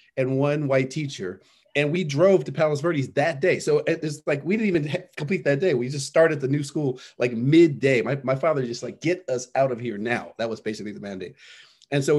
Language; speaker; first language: English; native; English